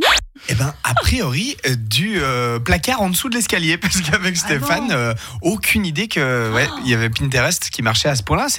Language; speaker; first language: French; native; French